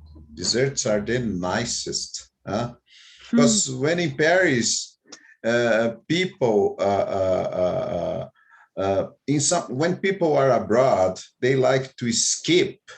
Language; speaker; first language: English; non-native, fluent; Portuguese